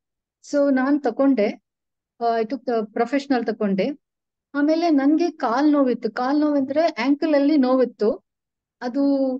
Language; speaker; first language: Kannada; non-native, local second language; Tulu